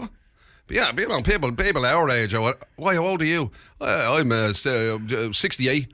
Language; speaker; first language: English; native; English